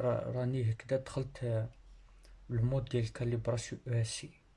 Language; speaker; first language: Arabic; native; Arabic